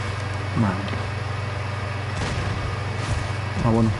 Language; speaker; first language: Spanish; native; Spanish